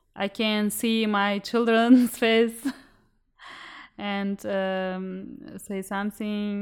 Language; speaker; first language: English; non-native, fluent; Uzbek